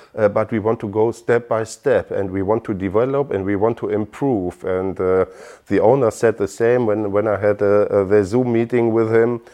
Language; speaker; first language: English; non-native, fluent; German